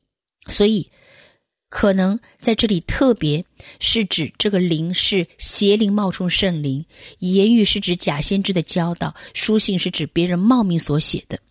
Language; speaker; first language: Chinese; native; Chinese